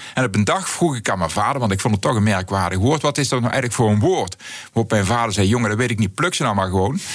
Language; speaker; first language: Dutch; native; Dutch